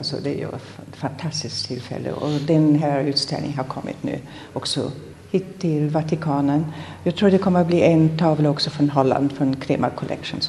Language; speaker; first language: Swedish; non-native, fluent; German